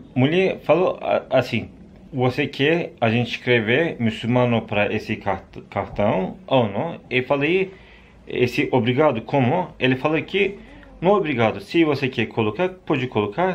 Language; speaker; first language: Portuguese; non-native, learner; Turkish